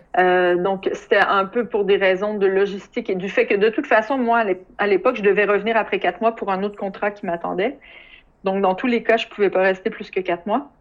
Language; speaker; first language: French; native; French